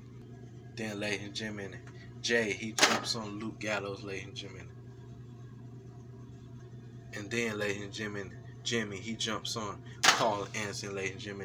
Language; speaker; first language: English; native; English